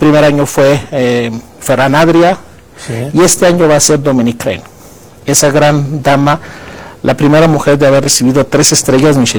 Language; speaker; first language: Spanish; non-native, fluent; Greek